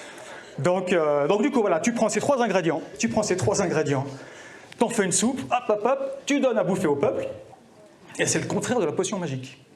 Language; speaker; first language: French; native; French